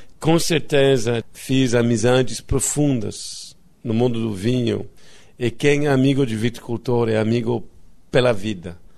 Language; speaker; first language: Portuguese; non-native, fluent; English